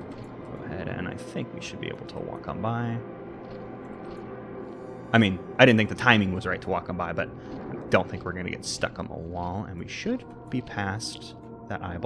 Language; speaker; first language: English; native; English